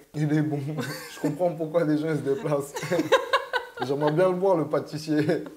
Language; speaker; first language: French; native; French